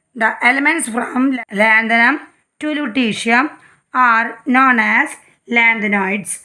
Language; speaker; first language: English; non-native, local second language; Malayalam